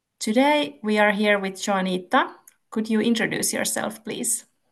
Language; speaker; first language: English; non-native, fluent; Finnish